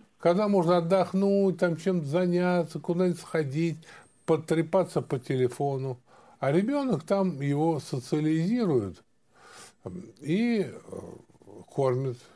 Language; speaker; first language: Russian; native; Russian